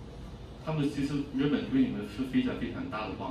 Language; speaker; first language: Chinese; non-native, fluent; English